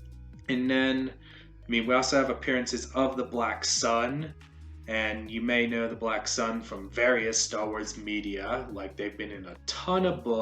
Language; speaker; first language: English; native; English